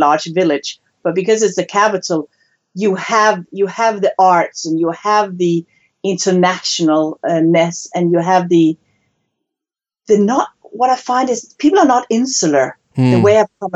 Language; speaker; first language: English; non-native, fluent; Danish